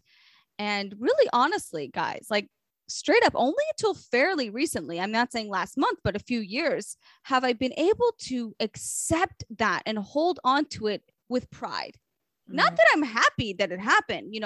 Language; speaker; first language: English; native; English